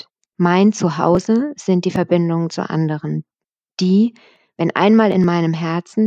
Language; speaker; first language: German; native; German